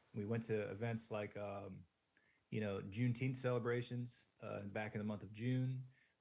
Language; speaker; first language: English; native; English